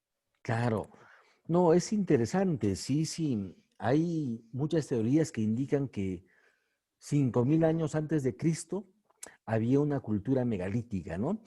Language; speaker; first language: Spanish; native; Spanish